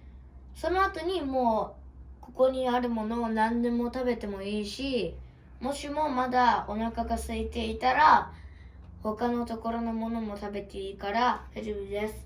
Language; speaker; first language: Japanese; early bilingual, other home language; Uyghur